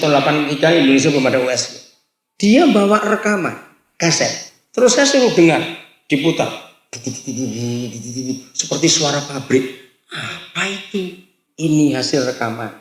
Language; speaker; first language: Indonesian; native; Indonesian